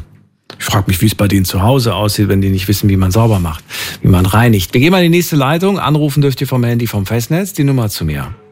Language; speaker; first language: German; native; German